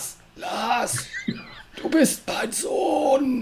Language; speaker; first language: German; native; German